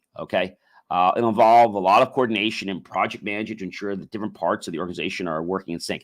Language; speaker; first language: English; native; English